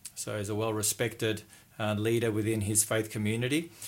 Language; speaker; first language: English; native; English